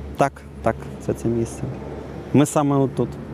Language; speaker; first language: Polish; non-native, learner; Ukrainian